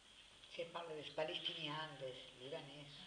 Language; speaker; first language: French; non-native, learner; Spanish